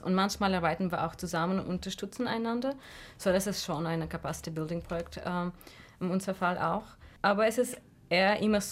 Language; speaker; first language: German; non-native, fluent; Russian